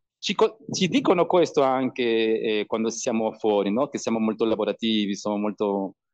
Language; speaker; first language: Italian; non-native, learner; Spanish